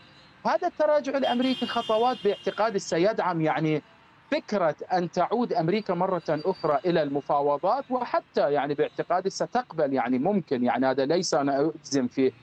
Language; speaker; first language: Arabic; non-native, fluent; Persian